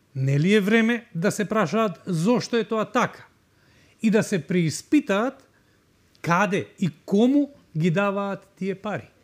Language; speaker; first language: Macedonian; native; Macedonian